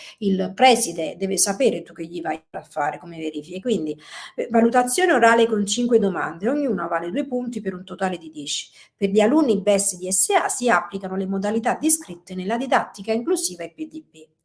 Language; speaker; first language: Italian; native; Italian